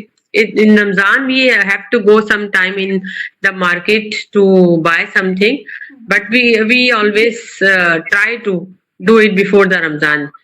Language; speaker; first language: English; non-native, local second language; Urdu